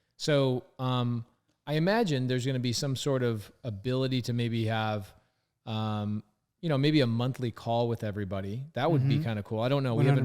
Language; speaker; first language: English; native; English